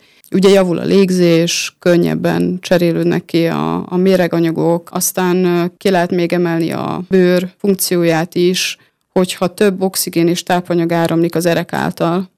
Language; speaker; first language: Hungarian; native; Hungarian